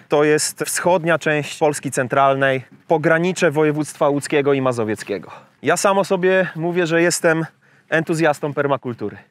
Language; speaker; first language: Polish; native; Polish